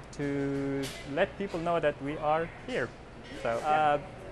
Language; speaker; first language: English; non-native, local second language; Persian